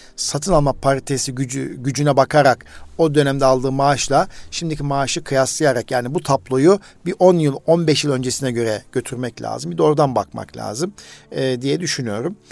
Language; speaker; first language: Turkish; native; Turkish